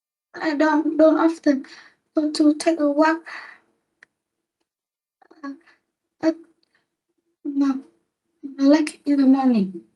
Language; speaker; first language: English; non-native, learner; Vietnamese